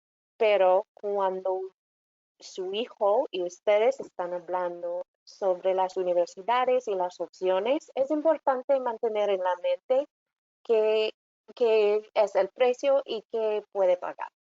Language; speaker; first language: Spanish; non-native, fluent; English